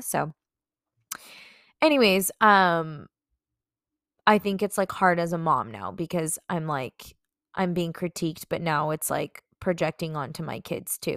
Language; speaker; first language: English; native; English